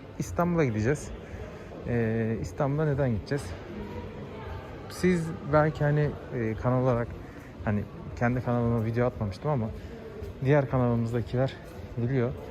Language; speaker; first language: Turkish; native; Turkish